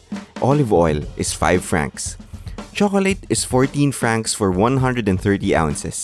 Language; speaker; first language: English; non-native, local second language; Filipino